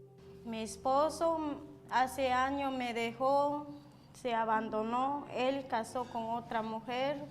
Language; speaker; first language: Spanish; non-native, local second language; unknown